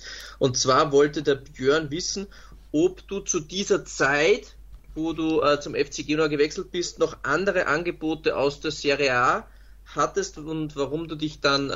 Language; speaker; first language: German; native; German